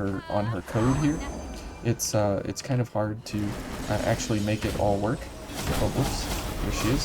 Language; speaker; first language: English; native; English